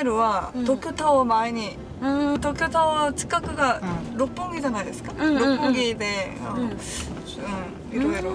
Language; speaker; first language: Japanese; non-native, learner; Korean